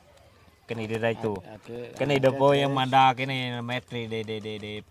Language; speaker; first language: Portuguese; non-native, learner; Vietnamese